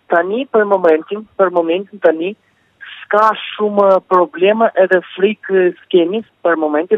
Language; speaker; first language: Albanian; early bilingual, heritage; Albanian